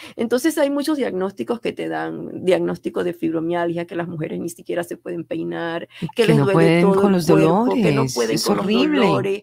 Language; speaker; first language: Spanish; native; Spanish